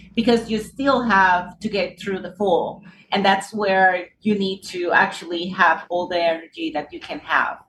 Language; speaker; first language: English; non-native, fluent; Spanish